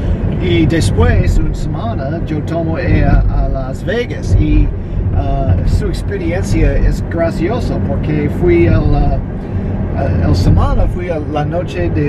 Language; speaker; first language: Spanish; non-native, learner; English